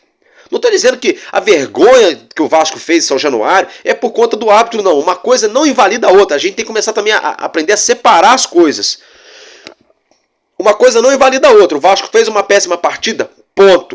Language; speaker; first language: Portuguese; native; Portuguese